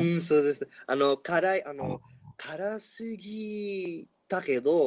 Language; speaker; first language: Japanese; non-native, learner; Spanish